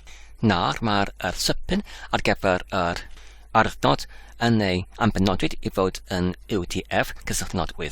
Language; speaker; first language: Welsh; non-native, learner; English